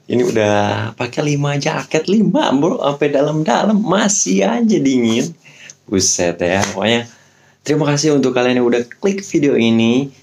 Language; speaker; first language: Indonesian; native; Indonesian